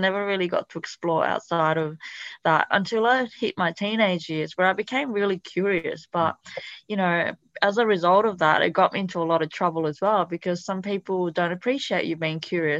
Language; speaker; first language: English; non-native, fluent; Italian